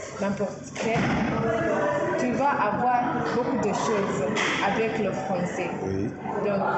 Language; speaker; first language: French; non-native, learner; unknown